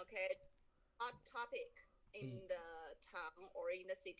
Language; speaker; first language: English; non-native, learner; Chinese